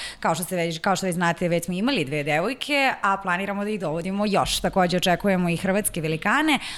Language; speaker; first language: Serbian; native; Serbian